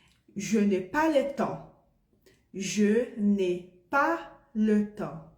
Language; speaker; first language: French; non-native, fluent; Portuguese